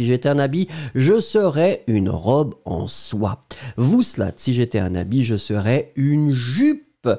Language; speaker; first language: French; native; French